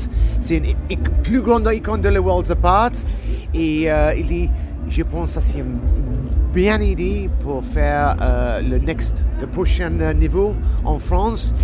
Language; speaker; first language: French; non-native, learner; English